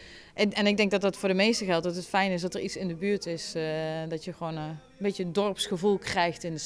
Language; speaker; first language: Dutch; native; Dutch